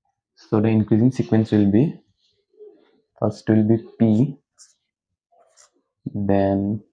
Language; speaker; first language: English; non-native, local second language; Hindi